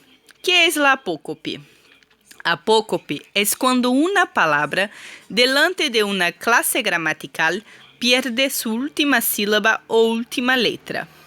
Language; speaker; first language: Spanish; non-native, fluent; Portuguese